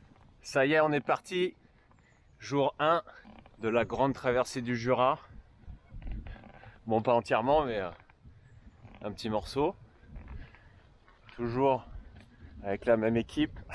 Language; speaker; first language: French; native; French